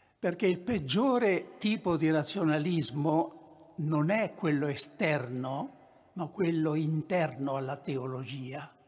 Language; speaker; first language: Italian; native; Italian